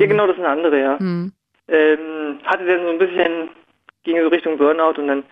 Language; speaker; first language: German; native; German